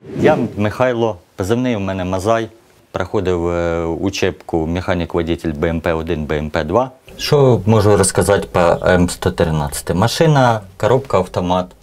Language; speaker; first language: Ukrainian; early bilingual, other home language; Russian